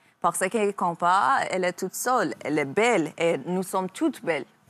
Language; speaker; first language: French; non-native, learner; Persian